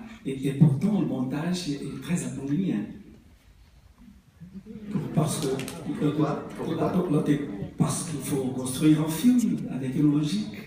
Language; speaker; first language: French; native; French